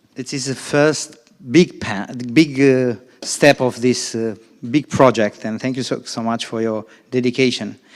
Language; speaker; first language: English; non-native, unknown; Romanian